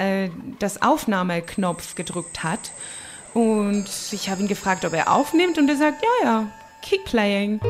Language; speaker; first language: German; non-native, fluent; Greek